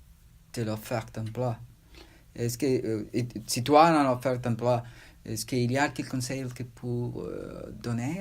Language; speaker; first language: French; non-native, learner; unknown